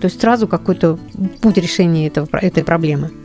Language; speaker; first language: Russian; native; Russian